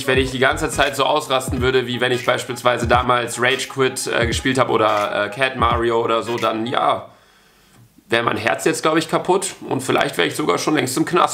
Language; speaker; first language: German; native; German